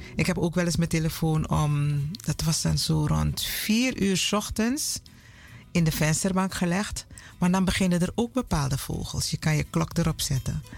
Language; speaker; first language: Dutch; native; Dutch